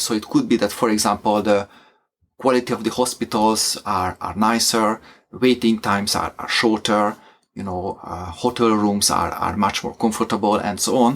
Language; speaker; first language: English; non-native, fluent; Hungarian